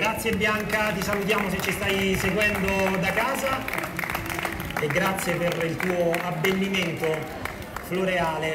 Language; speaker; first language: Italian; native; Italian